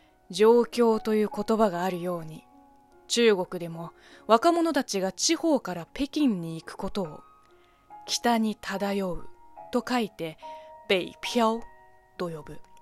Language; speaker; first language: Japanese; non-native, fluent; Chinese